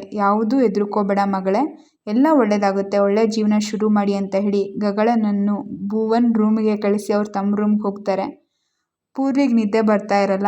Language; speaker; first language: Kannada; native; Kannada